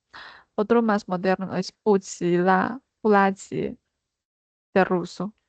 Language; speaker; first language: Spanish; non-native, fluent; Chinese